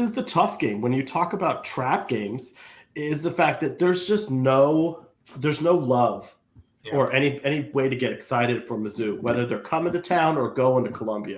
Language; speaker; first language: English; native; English